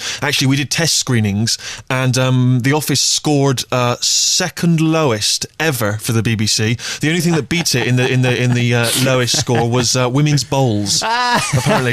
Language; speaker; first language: English; native; English